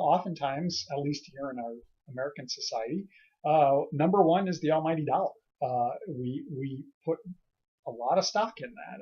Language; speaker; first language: English; native; English